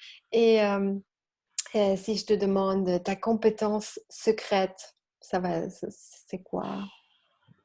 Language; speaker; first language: French; non-native, learner; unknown